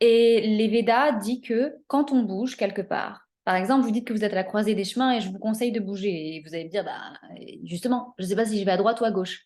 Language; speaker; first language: French; native; French